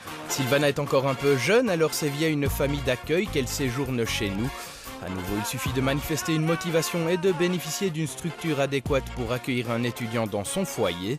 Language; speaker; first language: French; native; French